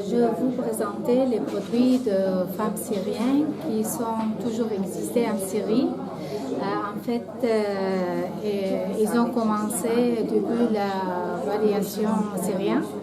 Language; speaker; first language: French; non-native, learner; Arabic